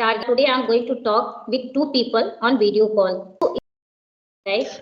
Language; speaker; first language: English; non-native, local second language; Hindi